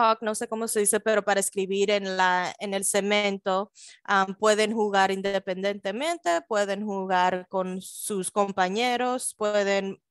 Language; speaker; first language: Spanish; early bilingual, heritage; Spanish